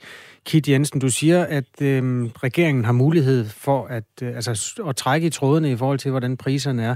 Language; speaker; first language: Danish; native; Danish